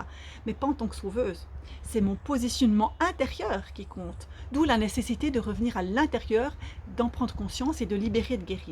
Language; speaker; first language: French; native; French